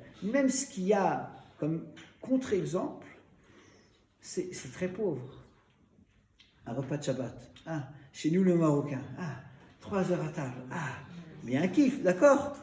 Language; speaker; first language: French; native; French